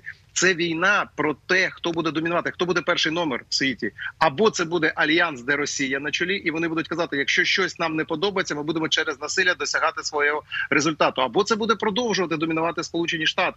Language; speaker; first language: Ukrainian; native; Ukrainian